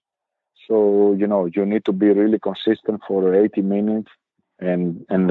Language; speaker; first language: English; non-native, fluent; Greek